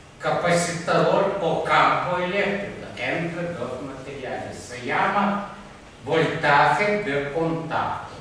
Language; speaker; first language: Spanish; non-native, fluent; Russian